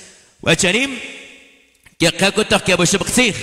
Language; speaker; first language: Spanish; non-native, local second language; Kʼicheʼ